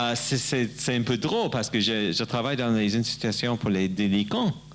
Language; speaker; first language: French; non-native, learner; English